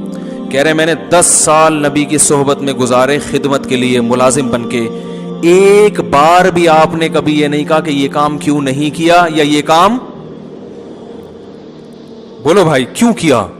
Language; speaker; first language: Urdu; native; Urdu